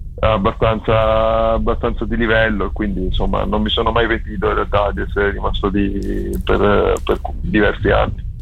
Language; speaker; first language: Italian; native; Italian